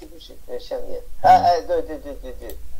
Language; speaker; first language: Chinese; non-native, learner; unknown